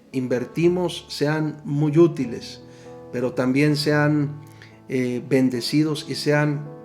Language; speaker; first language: Spanish; native; Spanish